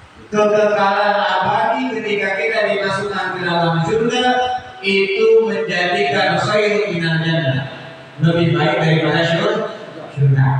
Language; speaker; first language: Indonesian; native; Indonesian